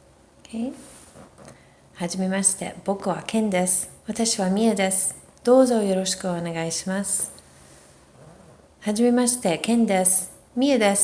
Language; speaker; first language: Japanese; non-native, fluent; English